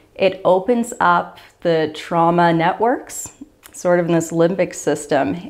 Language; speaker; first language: English; native; English